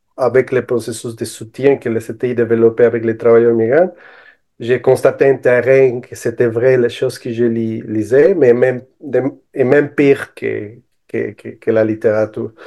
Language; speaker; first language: French; non-native, fluent; Spanish